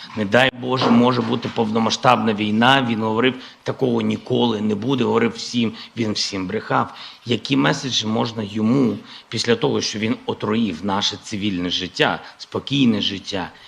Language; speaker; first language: Ukrainian; non-native, local second language; Russian